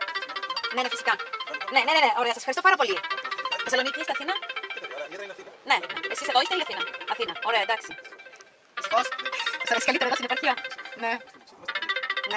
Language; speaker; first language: Greek; non-native, learner; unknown